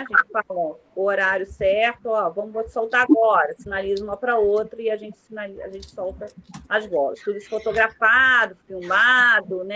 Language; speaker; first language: Portuguese; native; Portuguese